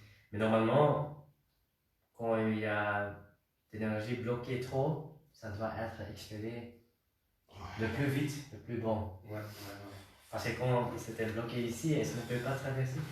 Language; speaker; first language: French; non-native, learner; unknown